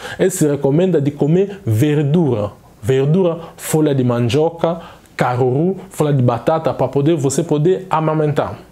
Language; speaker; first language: Portuguese; non-native, fluent; Swahili